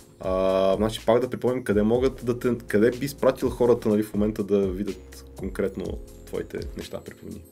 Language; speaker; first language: Bulgarian; native; Bulgarian